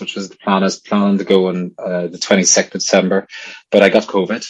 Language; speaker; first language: English; native; English